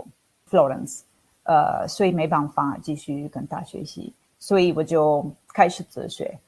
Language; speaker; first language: Chinese; non-native, fluent; Italian